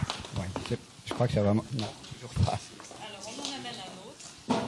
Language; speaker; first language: French; native; French